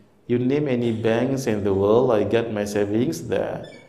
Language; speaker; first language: English; non-native, local second language; Malay